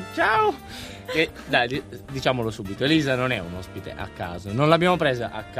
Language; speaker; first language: Italian; native; Italian